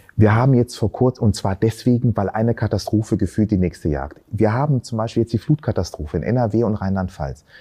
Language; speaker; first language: German; early bilingual, other home language; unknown